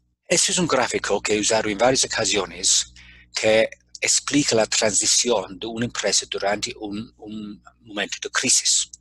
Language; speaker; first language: Spanish; non-native, fluent; English